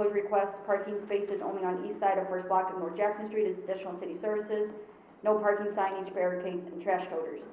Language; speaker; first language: English; native; English